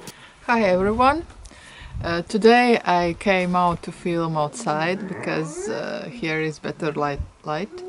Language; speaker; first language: English; non-native, fluent; Latvian